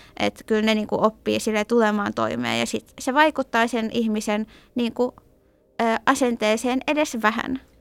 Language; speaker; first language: Finnish; early bilingual, other home language; Persian